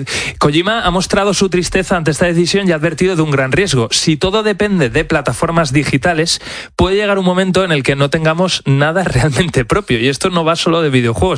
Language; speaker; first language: Spanish; native; Spanish